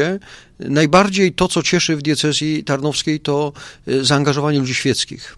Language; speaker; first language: Polish; native; Polish